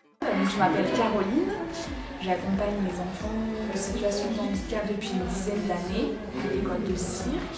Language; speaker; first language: French; native; French